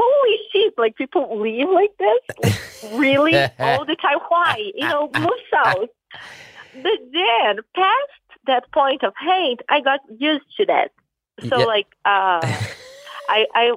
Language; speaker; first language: English; non-native, fluent; Portuguese